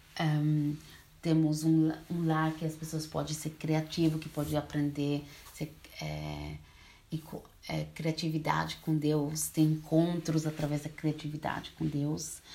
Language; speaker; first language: Portuguese; early bilingual, heritage; Portuguese